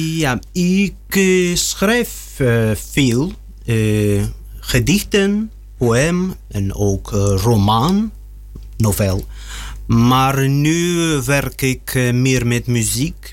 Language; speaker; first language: Dutch; non-native, learner; Russian